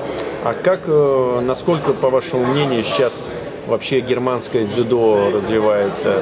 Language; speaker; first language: Russian; native; Russian